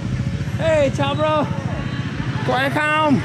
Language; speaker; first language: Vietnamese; non-native, learner; English